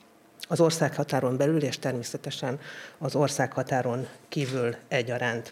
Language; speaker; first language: Hungarian; native; Hungarian